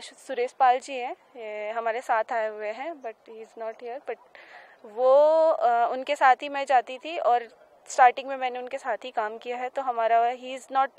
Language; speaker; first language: Hindi; native; Hindi